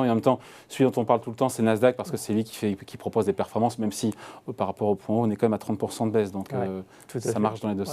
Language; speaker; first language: French; native; French